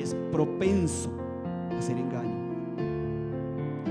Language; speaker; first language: Spanish; native; Spanish